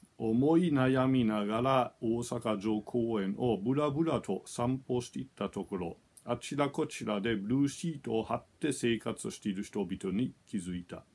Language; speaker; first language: Japanese; non-native, fluent; German